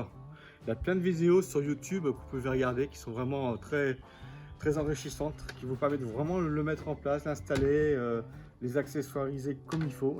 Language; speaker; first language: French; native; French